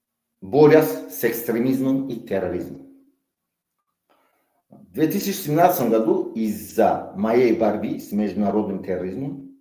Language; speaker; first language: Russian; non-native, local second language; Tajik